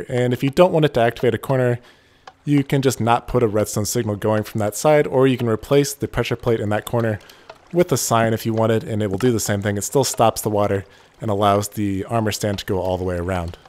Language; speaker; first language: English; native; English